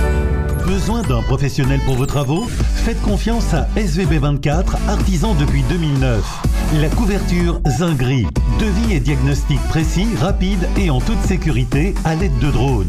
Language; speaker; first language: French; native; French